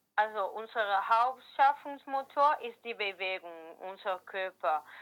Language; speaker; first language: German; non-native, learner; Spanish